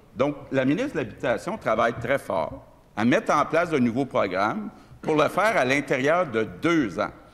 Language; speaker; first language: French; native; French